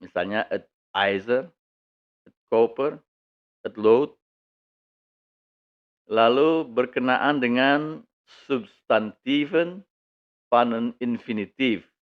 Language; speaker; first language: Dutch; non-native, fluent; Indonesian